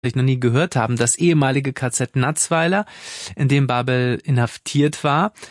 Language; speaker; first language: German; native; German